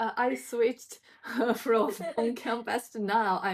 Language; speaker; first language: English; non-native, learner; Japanese